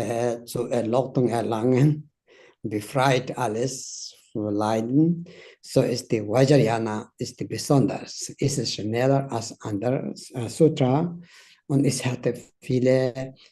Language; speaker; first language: German; non-native, learner; Tibetan